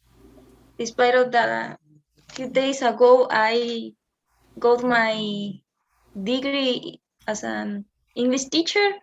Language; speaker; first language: English; non-native, learner; Spanish